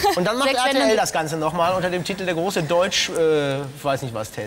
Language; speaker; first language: German; native; German